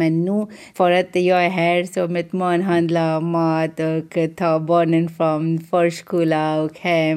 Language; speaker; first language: Swedish; non-native, learner; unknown